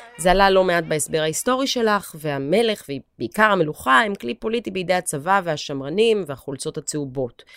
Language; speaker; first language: Hebrew; native; Hebrew